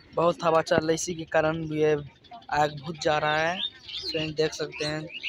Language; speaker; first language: Hindi; native; Hindi